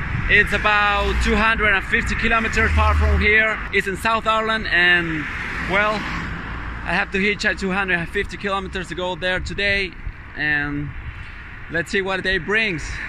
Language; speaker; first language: English; non-native, fluent; Spanish